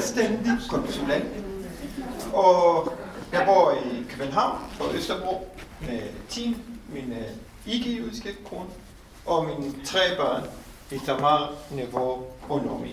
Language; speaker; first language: Danish; non-native, fluent; Hebrew